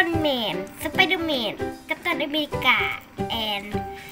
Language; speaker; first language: English; non-native, learner; Thai